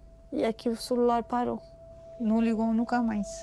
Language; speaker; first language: Portuguese; non-native, learner; Arabic